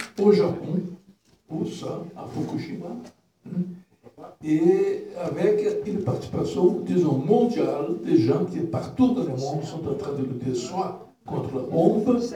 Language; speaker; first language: French; non-native, learner; Portuguese